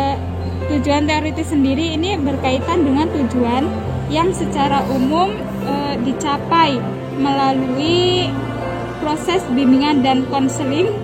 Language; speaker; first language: Indonesian; native; Indonesian